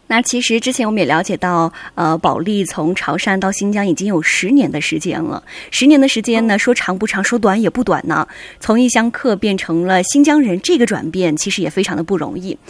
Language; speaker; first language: Chinese; native; Chinese